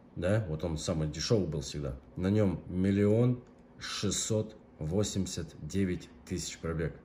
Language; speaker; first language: Russian; native; Russian